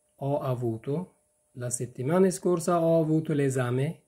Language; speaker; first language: Italian; non-native, fluent; Persian